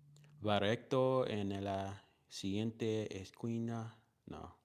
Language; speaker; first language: Spanish; non-native, learner; English